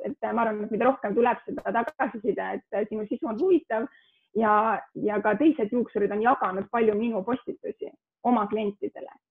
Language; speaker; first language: Estonian; early bilingual, heritage; Estonian